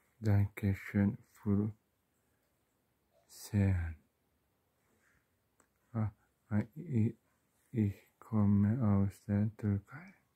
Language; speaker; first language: German; non-native, learner; Turkish